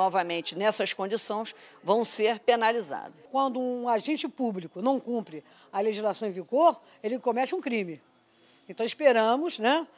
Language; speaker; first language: Portuguese; native; Portuguese